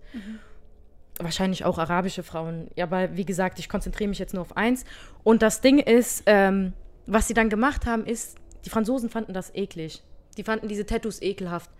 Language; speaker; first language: German; early bilingual, other home language; Berber languages